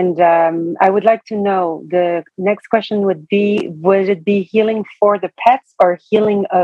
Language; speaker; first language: English; non-native, fluent; French